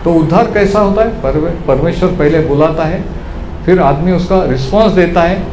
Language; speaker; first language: Hindi; non-native, local second language; Marathi